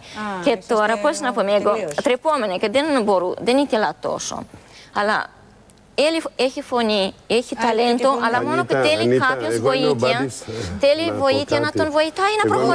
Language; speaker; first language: Greek; non-native, learner; Romanian